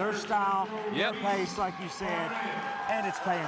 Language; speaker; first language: English; native; English